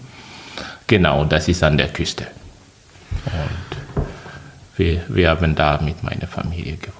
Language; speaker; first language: German; non-native, fluent; French